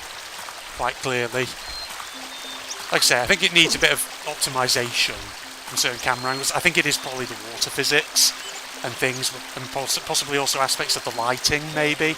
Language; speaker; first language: English; native; English